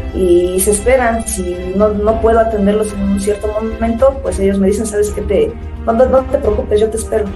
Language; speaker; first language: Spanish; native; Spanish